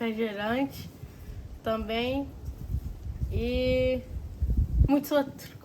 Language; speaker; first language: Portuguese; early bilingual, other home language; English